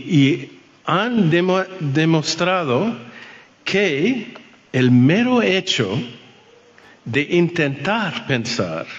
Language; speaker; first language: Spanish; non-native, fluent; French